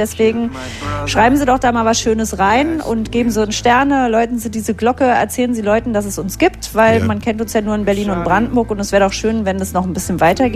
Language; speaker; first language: German; native; German